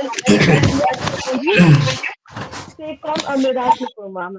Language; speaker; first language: French; non-native, learner; Hindi